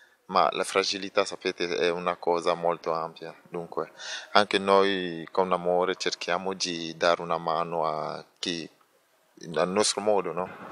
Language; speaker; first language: Italian; non-native, fluent; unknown